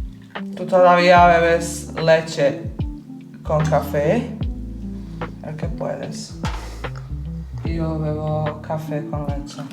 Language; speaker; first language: Spanish; non-native, learner; Bosnian